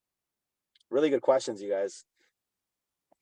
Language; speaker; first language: English; native; English